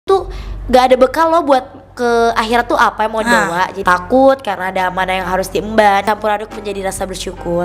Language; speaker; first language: Indonesian; native; Indonesian